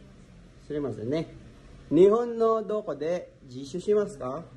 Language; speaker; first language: Japanese; non-native, fluent; Filipino